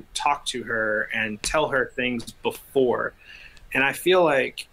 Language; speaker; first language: English; native; English